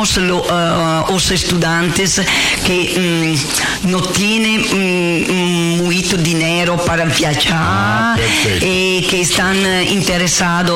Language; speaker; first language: Portuguese; non-native, learner; Italian